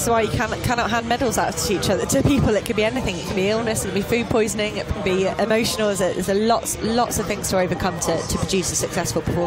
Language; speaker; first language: English; native; English